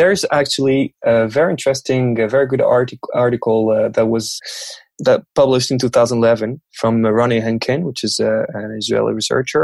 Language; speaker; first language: English; non-native, fluent; French